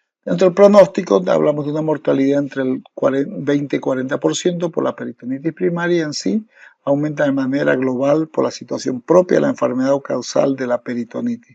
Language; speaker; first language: Spanish; native; Spanish